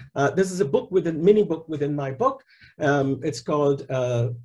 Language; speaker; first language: English; non-native, local second language; Hindi